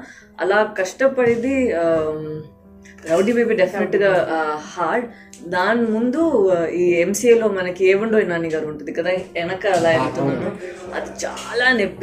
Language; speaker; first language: Telugu; non-native, fluent; Tamil